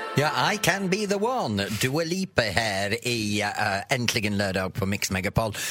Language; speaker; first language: Swedish; non-native, fluent; English